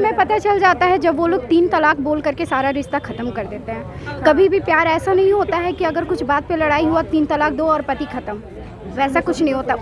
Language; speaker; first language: Hindi; native; Hindi